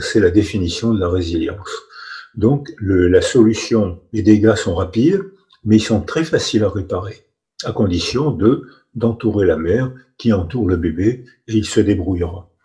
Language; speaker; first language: French; native; French